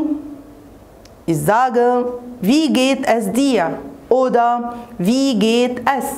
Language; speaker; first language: German; non-native, fluent; Arabic